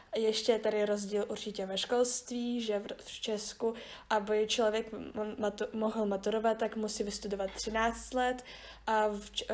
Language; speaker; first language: Czech; early bilingual, other home language; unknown